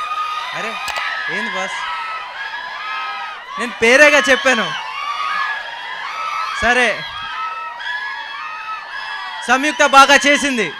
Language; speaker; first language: Telugu; native; Telugu